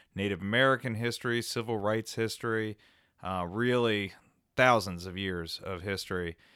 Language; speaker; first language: English; native; English